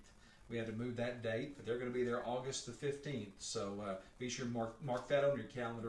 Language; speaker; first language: English; native; English